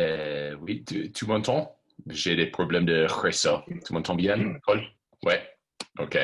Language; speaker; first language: French; non-native, fluent; English